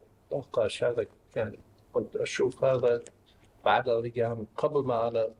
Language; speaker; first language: Arabic; non-native, fluent; English